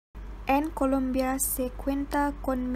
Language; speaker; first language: Spanish; non-native, learner; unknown